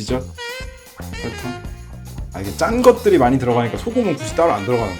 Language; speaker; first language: Korean; native; Korean